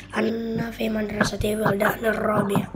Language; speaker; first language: Arabic; non-native, learner; Indonesian